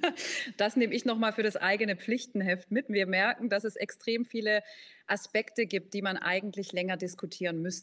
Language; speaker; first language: German; native; German